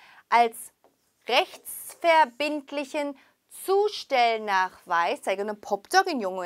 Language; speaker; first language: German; non-native, fluent; Korean